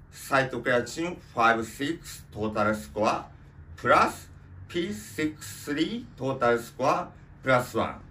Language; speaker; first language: English; non-native, learner; Japanese